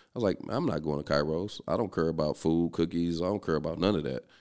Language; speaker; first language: English; native; English